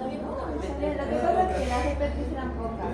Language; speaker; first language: Spanish; native; Spanish